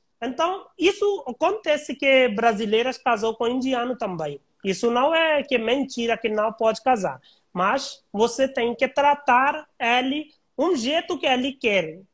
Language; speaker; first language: Portuguese; non-native, learner; Hindi